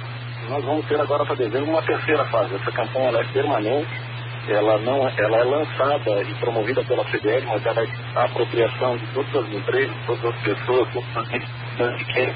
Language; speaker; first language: Portuguese; native; Portuguese